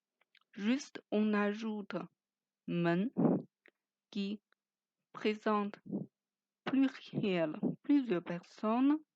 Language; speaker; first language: French; non-native, fluent; Chinese